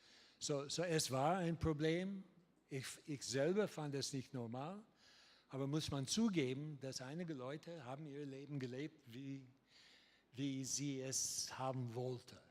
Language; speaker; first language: German; non-native, learner; English